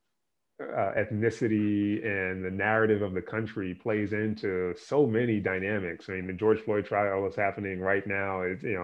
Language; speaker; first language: English; native; English